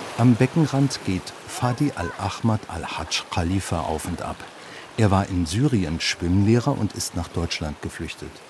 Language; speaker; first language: German; native; German